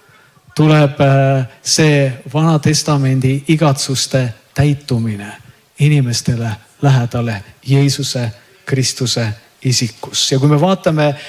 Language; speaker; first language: Estonian; native; Estonian